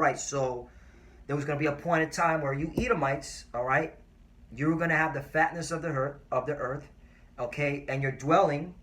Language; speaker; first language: English; native; English